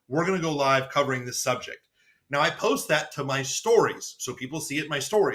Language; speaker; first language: English; native; English